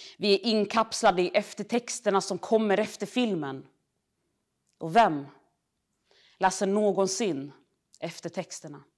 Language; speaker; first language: Swedish; early bilingual, other home language; Arabic